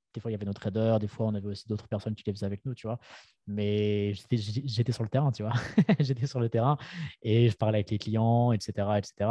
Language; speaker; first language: French; native; French